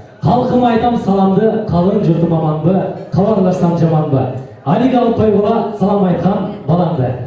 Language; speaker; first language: Kyrgyz; native; Kyrgyz